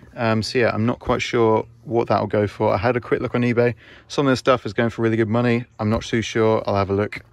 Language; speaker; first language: English; native; English